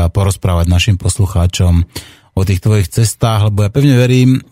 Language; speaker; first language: Slovak; native; Slovak